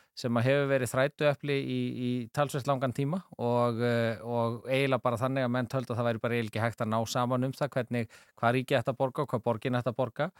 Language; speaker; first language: Icelandic; native; Icelandic